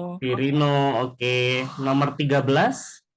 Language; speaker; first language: Indonesian; native; Indonesian